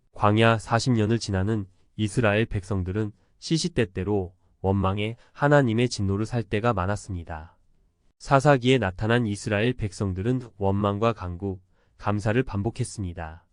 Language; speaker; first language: Korean; native; Korean